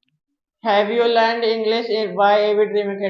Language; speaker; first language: English; non-native, learner; Hindi